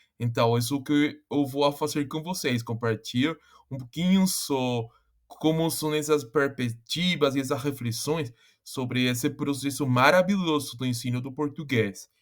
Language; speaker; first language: Portuguese; non-native, fluent; Spanish